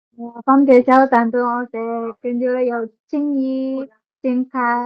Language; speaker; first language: Cantonese; non-native, learner; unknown